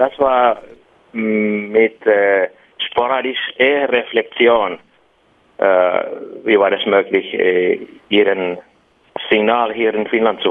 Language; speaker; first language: German; non-native, learner; Finnish